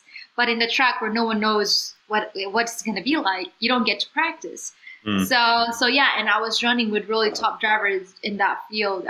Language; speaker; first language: English; non-native, local second language; Filipino